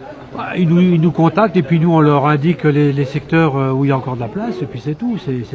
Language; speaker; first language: French; native; French